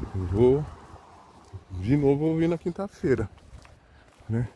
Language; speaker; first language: Portuguese; native; Portuguese